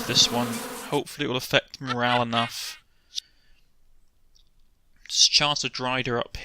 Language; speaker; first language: English; native; English